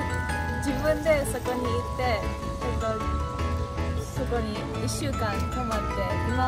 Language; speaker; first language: Japanese; early bilingual, heritage; English